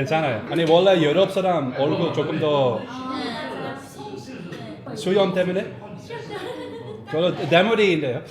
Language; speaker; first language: Korean; non-native, learner; Dutch